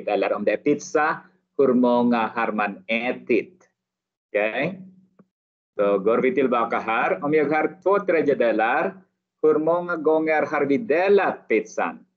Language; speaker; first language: Swedish; non-native, learner; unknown